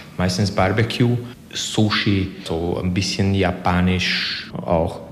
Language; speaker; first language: German; non-native, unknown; Hungarian